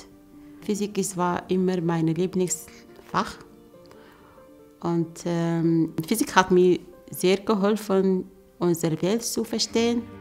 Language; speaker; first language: German; non-native, learner; Arabic